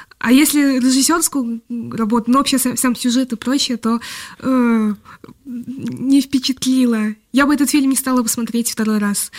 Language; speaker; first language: Russian; non-native, local second language; Kyrgyz